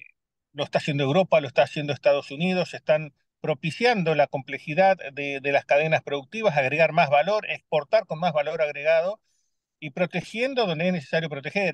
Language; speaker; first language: Spanish; native; Spanish